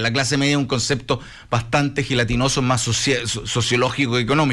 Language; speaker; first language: Spanish; native; Spanish